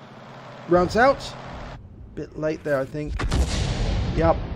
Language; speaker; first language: English; native; English